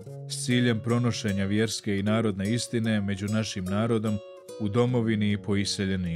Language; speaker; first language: Croatian; native; Croatian